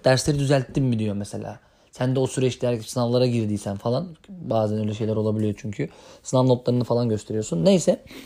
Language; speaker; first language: Turkish; native; Turkish